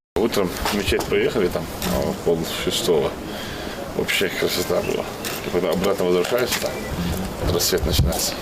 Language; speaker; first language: Russian; non-native, local second language; Chechen